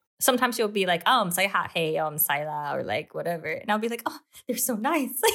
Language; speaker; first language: English; native; English